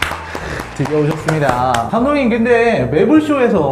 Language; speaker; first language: Korean; native; Korean